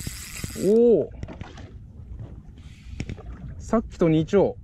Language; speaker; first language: Japanese; native; Japanese